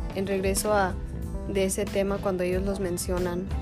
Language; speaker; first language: Spanish; early bilingual, heritage; Spanish